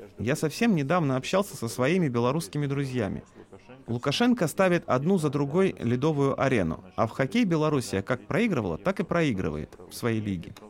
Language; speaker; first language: Russian; non-native, local second language; Lithuanian